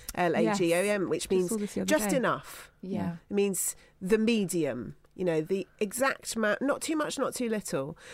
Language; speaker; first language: English; native; English